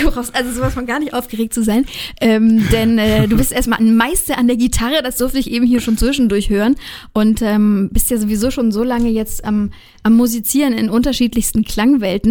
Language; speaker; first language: German; native; German